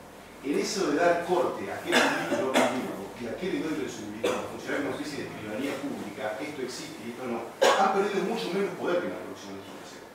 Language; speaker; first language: Spanish; native; Spanish